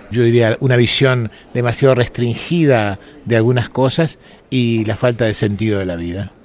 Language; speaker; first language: Spanish; native; Spanish